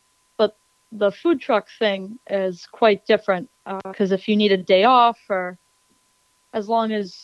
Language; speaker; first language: English; native; English